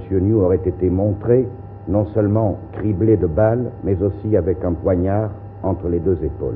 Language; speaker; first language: French; native; French